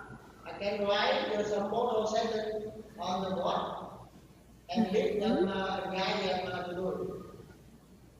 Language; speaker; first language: English; non-native, learner; Vietnamese